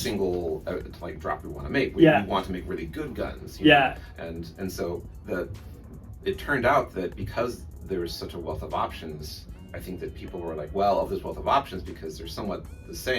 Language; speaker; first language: English; native; English